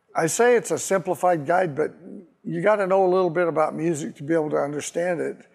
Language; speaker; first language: English; native; English